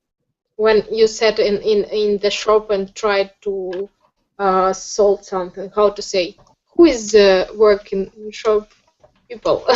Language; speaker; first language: English; non-native, learner; Russian